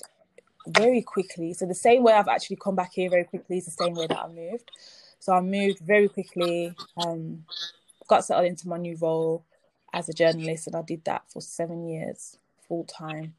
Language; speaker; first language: English; native; English